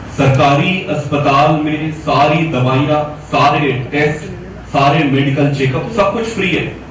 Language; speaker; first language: Hindi; native; Hindi